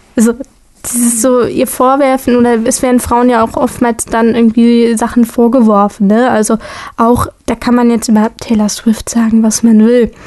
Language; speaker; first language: German; native; German